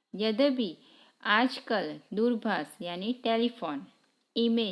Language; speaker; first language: Hindi; non-native, local second language; Gujarati